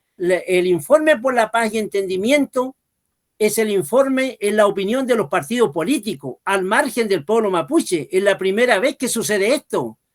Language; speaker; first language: Spanish; non-native, local second language; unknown